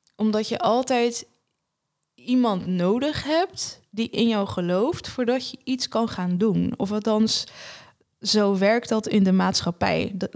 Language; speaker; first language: Dutch; early bilingual, other home language; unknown